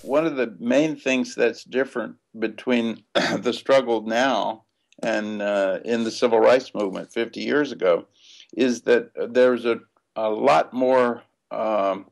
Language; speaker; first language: English; native; English